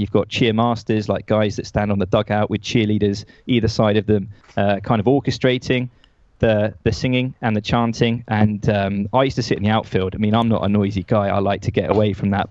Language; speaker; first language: English; native; English